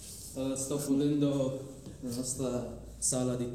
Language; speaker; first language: Italian; non-native, fluent; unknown